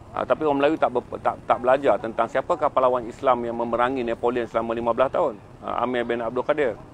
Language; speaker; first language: Malay; native; Malay